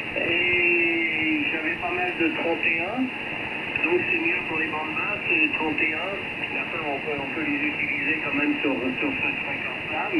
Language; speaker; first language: French; native; French